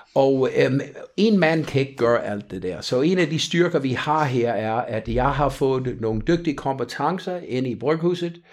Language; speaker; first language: Danish; non-native, fluent; English